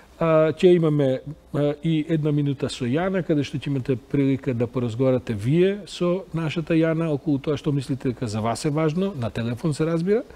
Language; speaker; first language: Macedonian; native; Macedonian